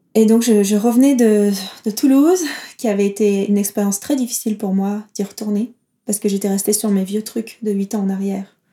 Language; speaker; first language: French; native; French